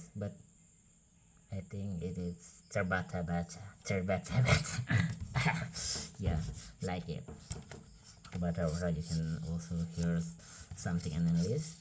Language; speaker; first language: English; non-native, learner; Indonesian